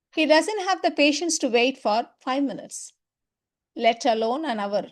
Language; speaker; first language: English; non-native, local second language; Tamil